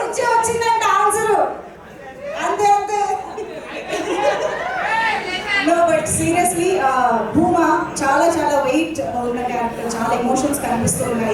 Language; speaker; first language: Telugu; native; Telugu